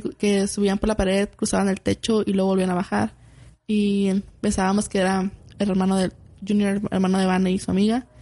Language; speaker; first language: Spanish; early bilingual, heritage; Spanish